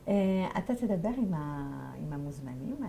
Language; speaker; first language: Hebrew; non-native, fluent; French